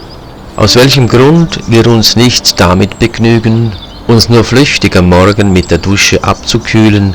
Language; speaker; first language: German; native; German